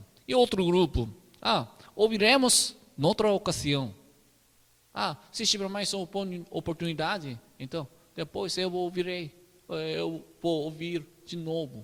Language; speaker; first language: Portuguese; non-native, learner; Korean